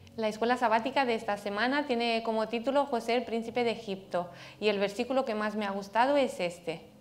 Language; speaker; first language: Spanish; non-native, fluent; Romanian